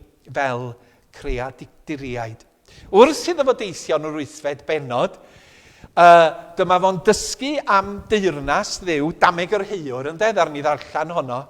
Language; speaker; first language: Welsh; native; Welsh